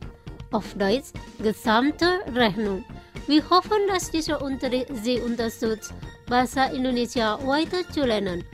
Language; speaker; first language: German; non-native, fluent; Indonesian